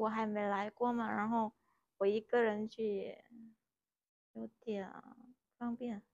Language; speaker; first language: Chinese; non-native, learner; Vietnamese